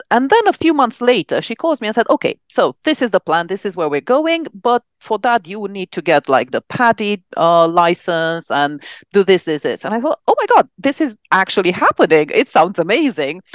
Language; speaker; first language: English; non-native, fluent; Romanian